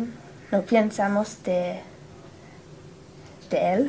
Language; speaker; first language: Spanish; non-native, learner; English